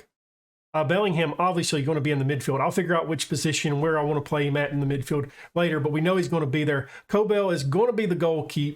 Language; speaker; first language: English; native; English